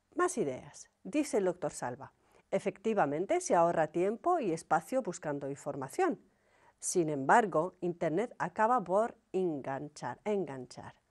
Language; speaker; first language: Spanish; non-native, fluent; Arabic